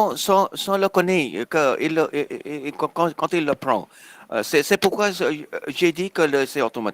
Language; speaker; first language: French; non-native, fluent; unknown